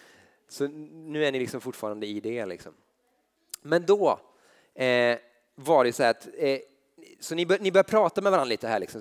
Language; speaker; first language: Swedish; native; Swedish